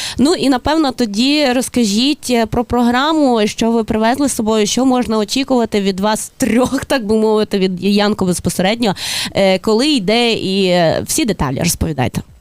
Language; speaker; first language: Ukrainian; native; Ukrainian